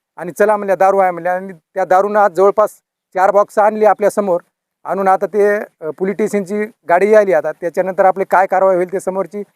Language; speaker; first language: Marathi; native; Marathi